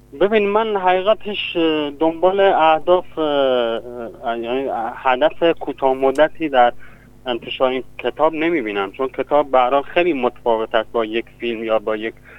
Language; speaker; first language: Persian; non-native, local second language; Kurdish